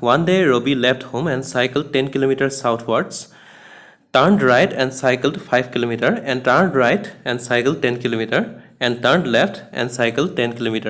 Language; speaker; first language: English; non-native, local second language; Assamese